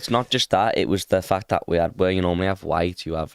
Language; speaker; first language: English; native; English